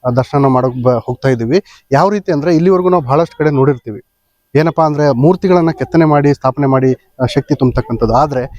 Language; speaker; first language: Kannada; native; Kannada